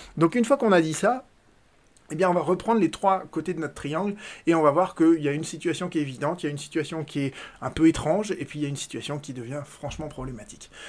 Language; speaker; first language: French; native; French